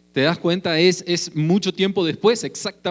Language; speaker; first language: Spanish; native; Spanish